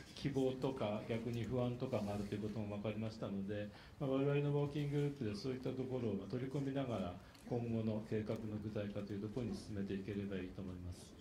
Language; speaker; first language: Japanese; native; Japanese